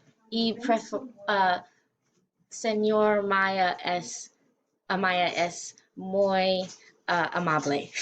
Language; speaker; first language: Spanish; non-native, learner; English